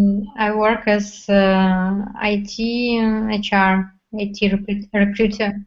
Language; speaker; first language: English; non-native, learner; Russian